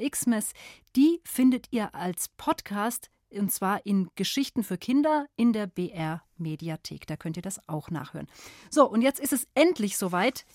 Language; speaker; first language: German; native; German